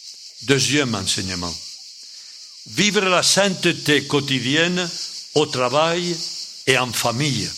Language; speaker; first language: French; non-native, fluent; Spanish